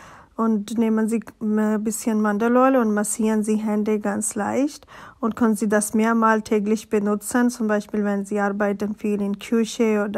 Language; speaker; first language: German; non-native, learner; Urdu